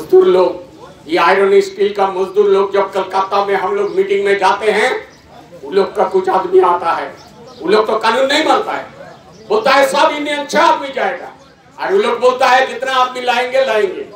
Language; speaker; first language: Hindi; non-native, local second language; Bangla